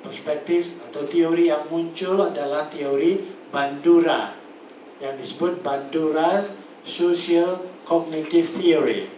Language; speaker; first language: Malay; non-native, local second language; Balinese